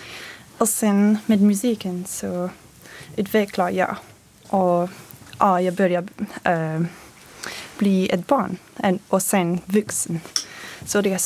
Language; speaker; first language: Swedish; non-native, fluent; French